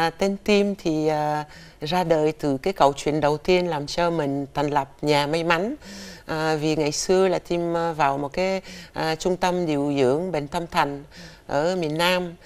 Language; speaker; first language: Vietnamese; non-native, fluent; French